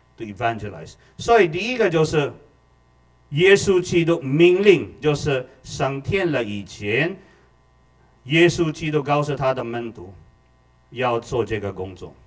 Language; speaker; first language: Chinese; non-native, fluent; Filipino